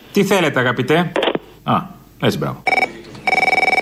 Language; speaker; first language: Greek; native; Greek